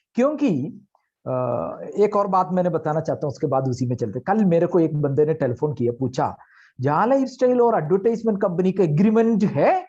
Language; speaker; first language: Hindi; non-native, local second language; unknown